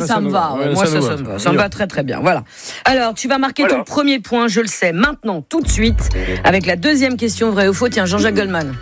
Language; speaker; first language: French; native; French